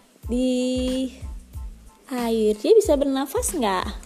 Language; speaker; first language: Indonesian; native; Indonesian